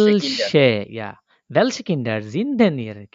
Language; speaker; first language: German; non-native, fluent; Bangla